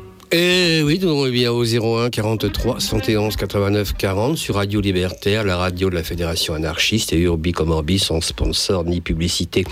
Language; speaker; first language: French; native; French